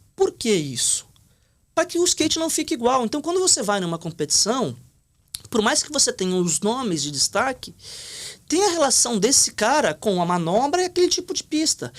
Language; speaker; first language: Portuguese; native; Portuguese